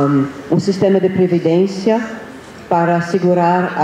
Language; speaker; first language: Portuguese; non-native, fluent; English